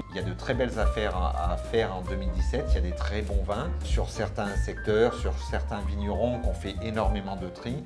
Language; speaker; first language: French; native; French